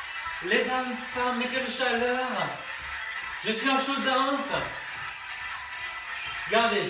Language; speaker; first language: French; native; French